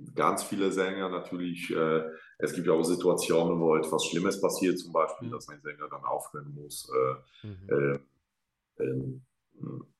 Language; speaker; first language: German; non-native, fluent; Polish